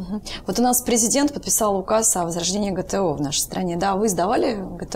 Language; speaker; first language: Russian; native; Russian